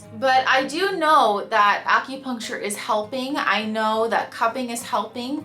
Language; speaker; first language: English; native; English